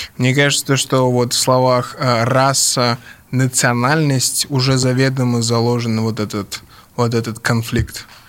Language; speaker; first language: Russian; early bilingual, other home language; English